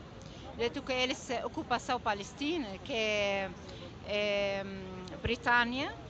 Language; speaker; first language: Portuguese; non-native, learner; Arabic